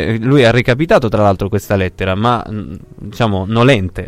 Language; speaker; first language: Italian; native; Italian